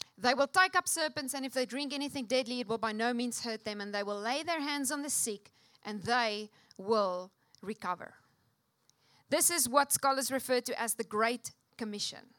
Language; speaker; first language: English; non-native, local second language; Afrikaans